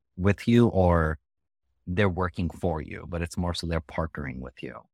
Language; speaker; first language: English; non-native, local second language; Hindi